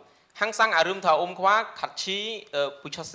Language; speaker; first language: Korean; non-native, learner; Khmer